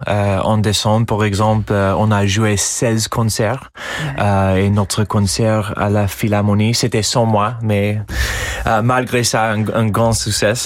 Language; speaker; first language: French; non-native, fluent; English